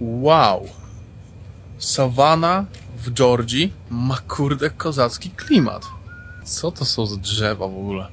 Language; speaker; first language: Polish; native; Polish